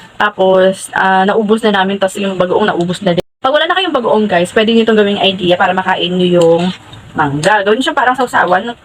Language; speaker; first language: Filipino; non-native, local second language; Hiligaynon